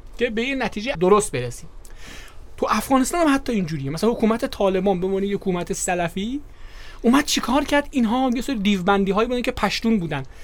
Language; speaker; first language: Persian; native; Persian